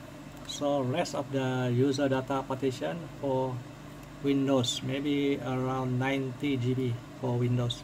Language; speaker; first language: English; non-native, fluent; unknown